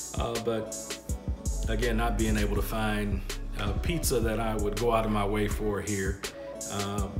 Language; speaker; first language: English; native; English